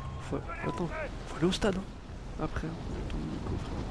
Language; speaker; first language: French; native; French